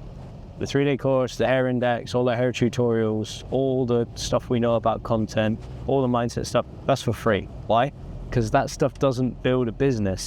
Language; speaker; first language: English; native; English